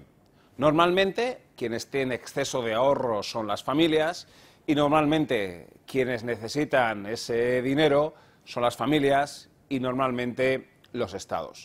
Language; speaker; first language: Spanish; native; Spanish